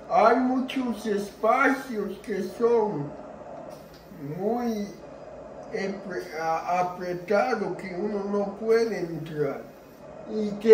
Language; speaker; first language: Spanish; early bilingual, heritage; Spanish